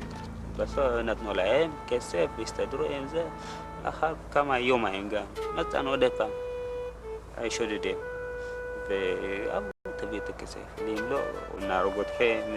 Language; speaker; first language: Hebrew; non-native, learner; Amharic